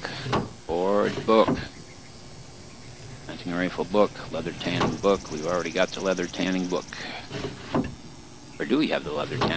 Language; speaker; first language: English; native; English